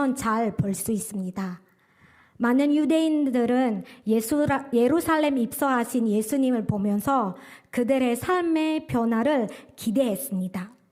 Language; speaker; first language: Korean; non-native, fluent; Indonesian